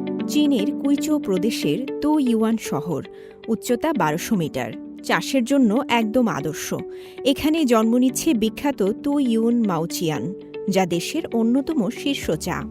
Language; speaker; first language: Bangla; native; Bangla